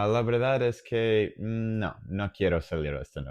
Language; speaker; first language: Spanish; non-native, fluent; English